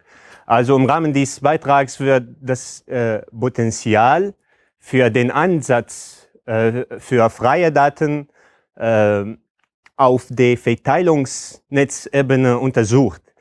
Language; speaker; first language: German; non-native, fluent; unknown